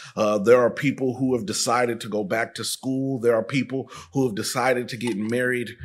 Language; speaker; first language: English; native; English